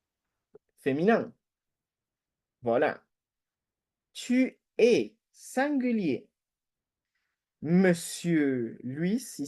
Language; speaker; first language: French; non-native, fluent; Spanish